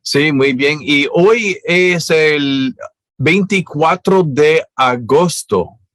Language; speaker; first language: Spanish; non-native, fluent; English